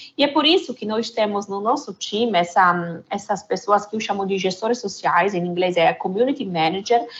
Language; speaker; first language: Portuguese; non-native, fluent; Italian